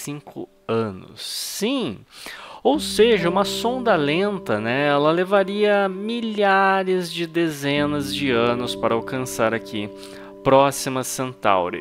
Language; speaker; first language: Portuguese; native; Portuguese